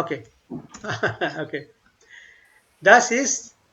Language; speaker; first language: German; non-native, learner; Hindi